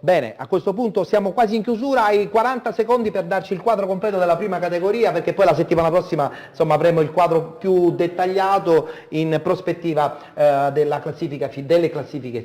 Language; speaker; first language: Italian; native; Italian